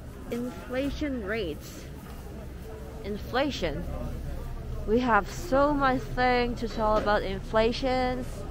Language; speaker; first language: English; non-native, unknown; Korean